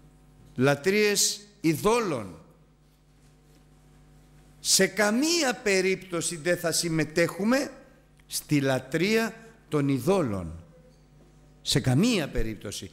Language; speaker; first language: Greek; native; Greek